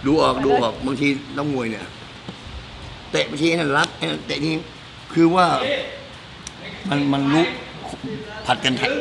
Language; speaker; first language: Thai; native; Thai